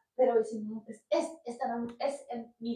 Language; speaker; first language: Spanish; non-native, learner; French